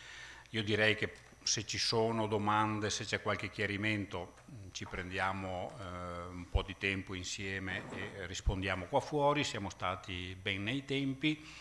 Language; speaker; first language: Italian; native; Italian